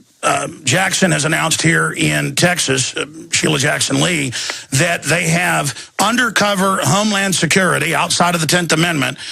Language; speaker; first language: English; native; English